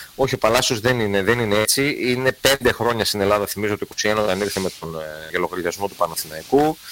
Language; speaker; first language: Greek; native; Greek